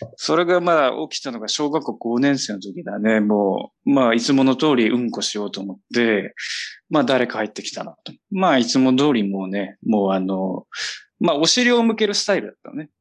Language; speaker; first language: Japanese; native; Japanese